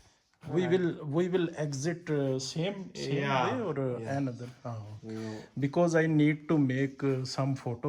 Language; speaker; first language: English; non-native, learner; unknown